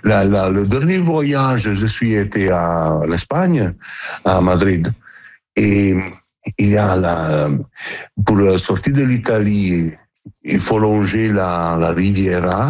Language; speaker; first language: French; non-native, learner; Italian